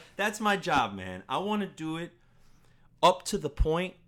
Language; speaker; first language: English; native; English